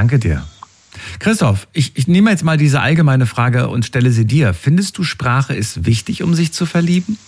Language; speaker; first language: German; native; German